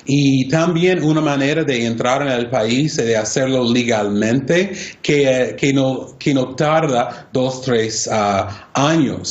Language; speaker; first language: Spanish; non-native, fluent; English